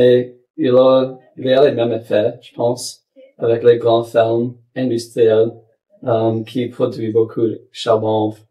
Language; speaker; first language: French; non-native, local second language; English